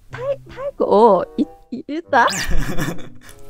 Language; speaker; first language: Japanese; non-native, learner; Thai